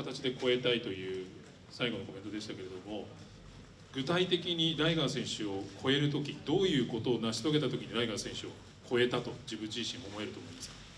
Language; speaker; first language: Japanese; native; Japanese